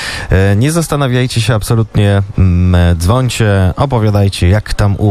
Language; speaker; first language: Polish; native; Polish